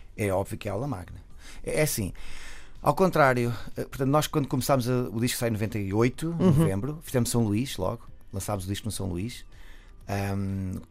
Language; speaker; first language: Portuguese; native; Portuguese